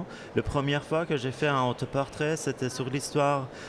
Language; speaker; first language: French; non-native, fluent; Persian